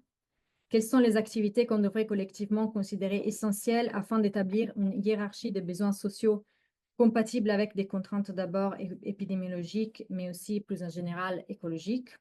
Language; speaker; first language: French; non-native, fluent; Italian